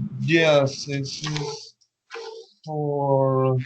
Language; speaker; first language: English; non-native, learner; Spanish